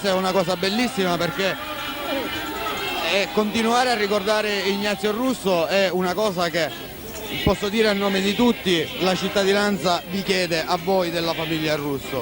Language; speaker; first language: Italian; native; Italian